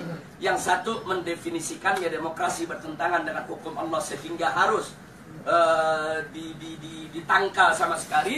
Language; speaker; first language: Indonesian; native; Indonesian